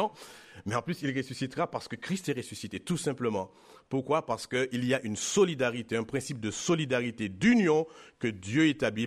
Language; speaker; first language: French; native; French